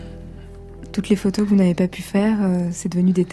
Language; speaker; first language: French; native; French